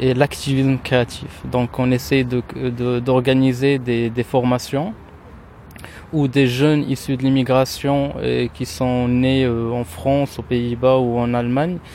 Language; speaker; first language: French; non-native, local second language; Arabic